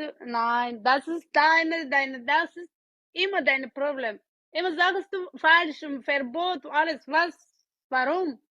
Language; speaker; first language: German; non-native, learner; Oromo